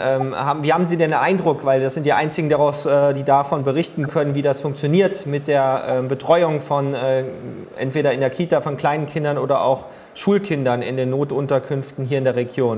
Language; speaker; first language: German; native; German